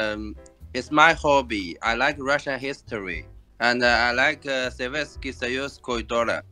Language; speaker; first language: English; non-native, learner; Chinese